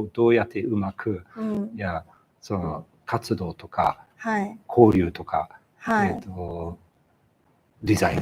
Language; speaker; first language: Japanese; non-native, fluent; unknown